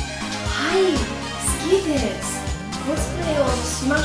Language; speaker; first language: Japanese; non-native, learner; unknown